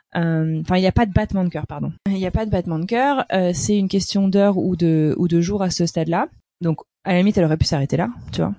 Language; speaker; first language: French; native; French